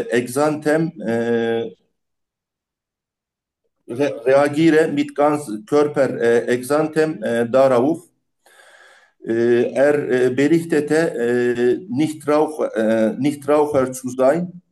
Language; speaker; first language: German; non-native, learner; Turkish